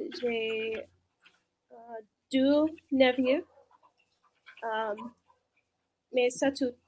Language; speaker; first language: French; non-native, learner; English